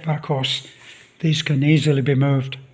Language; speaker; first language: English; native; English